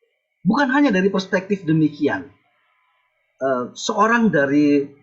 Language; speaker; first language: Indonesian; native; Indonesian